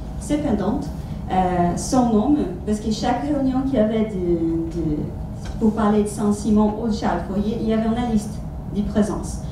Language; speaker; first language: French; non-native, fluent; Portuguese